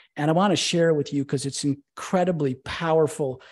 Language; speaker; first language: English; native; English